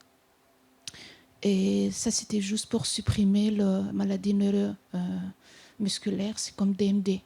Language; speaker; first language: French; non-native, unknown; Persian